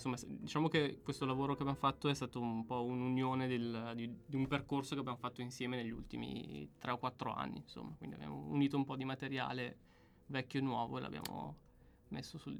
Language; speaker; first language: Italian; native; Italian